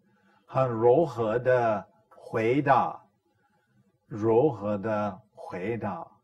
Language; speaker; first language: Chinese; non-native, fluent; English